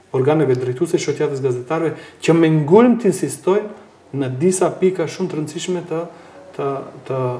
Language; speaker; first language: Albanian; native; Albanian